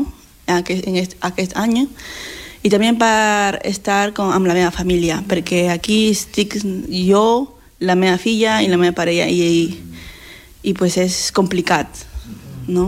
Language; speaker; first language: Catalan; non-native, learner; Spanish